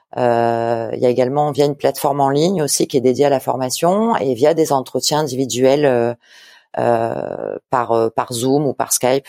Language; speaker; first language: French; native; French